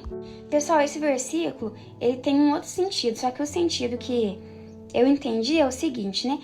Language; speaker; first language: Portuguese; native; Portuguese